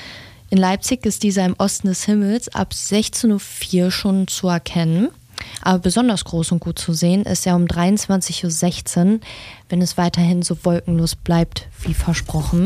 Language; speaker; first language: German; native; German